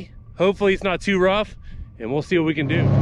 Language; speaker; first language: English; native; English